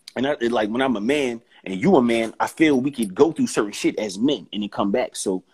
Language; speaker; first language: English; native; English